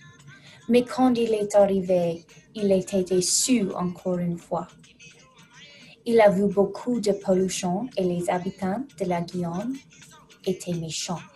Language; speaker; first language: French; non-native, learner; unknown